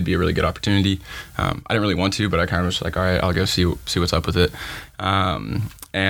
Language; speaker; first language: English; native; English